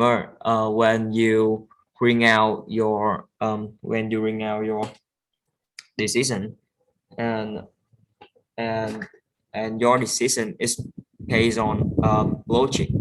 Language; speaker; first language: English; non-native, learner; Vietnamese